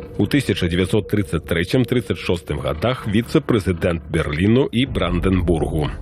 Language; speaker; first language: Belarusian; native; Belarusian